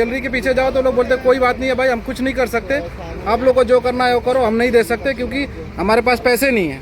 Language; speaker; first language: Hindi; native; Hindi